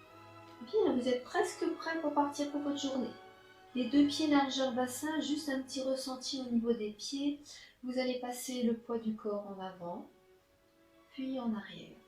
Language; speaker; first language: French; native; French